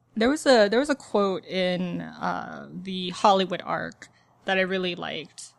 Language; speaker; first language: English; native; English